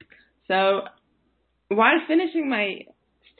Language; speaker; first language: English; non-native, fluent; Russian